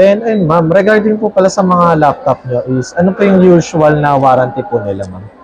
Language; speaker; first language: Filipino; native; Filipino